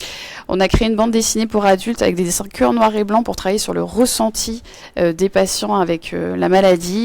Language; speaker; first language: French; native; French